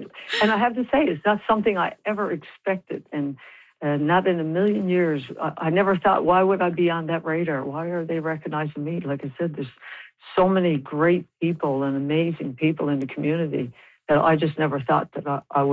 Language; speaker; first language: English; native; English